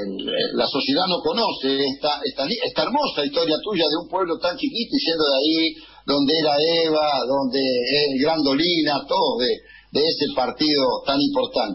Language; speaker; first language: Spanish; native; Spanish